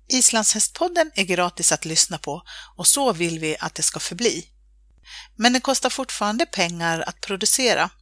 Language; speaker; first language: Swedish; native; Swedish